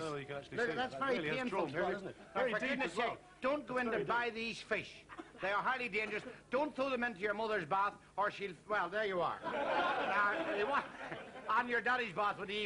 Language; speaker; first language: English; native; English